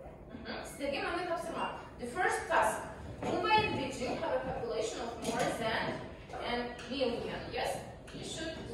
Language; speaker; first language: English; non-native, learner; Kazakh